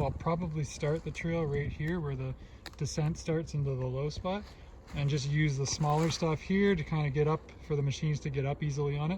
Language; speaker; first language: English; native; English